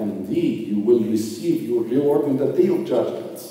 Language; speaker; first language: English; non-native, fluent; Arabic